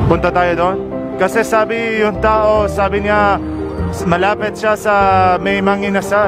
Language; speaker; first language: Filipino; non-native, learner; Arabic